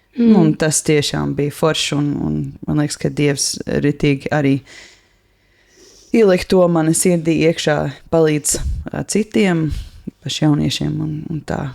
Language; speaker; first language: Latvian; non-native, learner; English